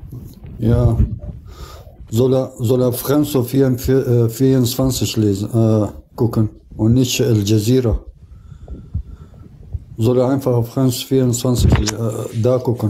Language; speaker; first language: German; non-native, fluent; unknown